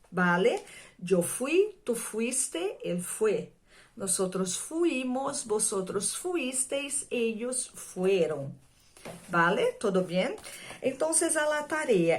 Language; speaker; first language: Spanish; non-native, fluent; Portuguese